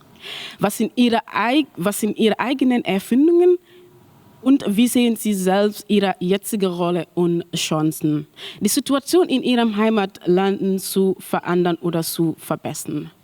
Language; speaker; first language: German; non-native, learner; Mandingo